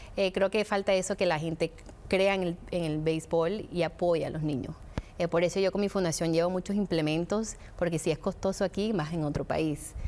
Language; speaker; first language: Spanish; early bilingual, heritage; Spanish